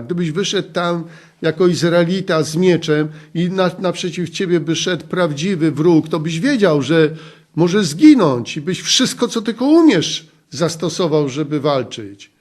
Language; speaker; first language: Polish; native; Polish